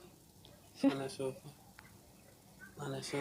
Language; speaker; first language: Arabic; non-native, learner; Oromo